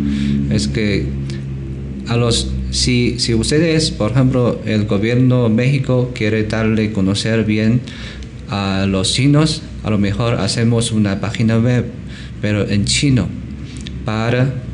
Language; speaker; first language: Spanish; non-native, learner; Chinese